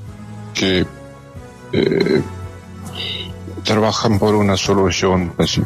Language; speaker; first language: Spanish; non-native, fluent; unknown